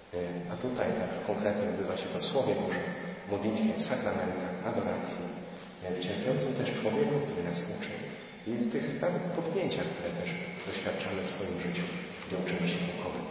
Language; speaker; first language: Polish; native; Polish